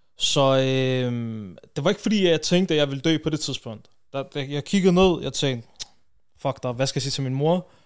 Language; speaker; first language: Danish; early bilingual, other home language; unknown